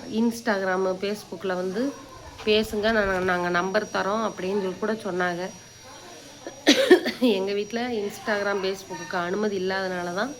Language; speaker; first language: Tamil; native; Tamil